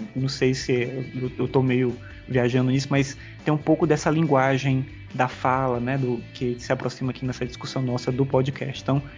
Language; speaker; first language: Portuguese; native; Portuguese